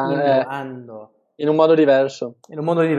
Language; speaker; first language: Italian; non-native, fluent; Spanish